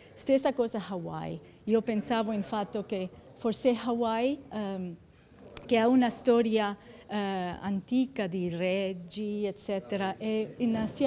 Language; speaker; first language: Italian; non-native, fluent; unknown